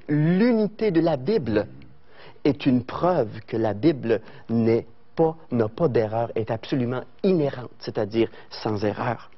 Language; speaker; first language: French; native; French